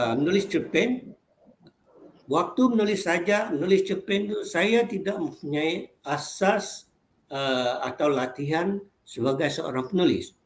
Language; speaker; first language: Malay; non-native, local second language; Chinese